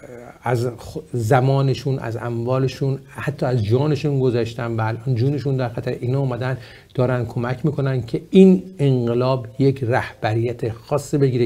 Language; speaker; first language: Persian; native; Persian